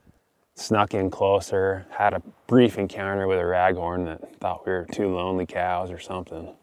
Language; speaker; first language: English; native; English